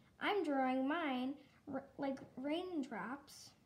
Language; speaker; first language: English; native; English